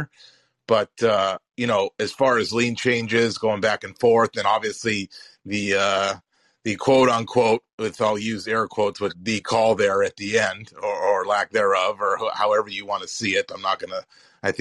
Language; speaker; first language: English; native; English